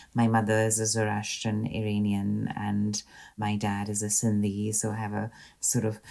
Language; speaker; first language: English; non-native, local second language; Hindi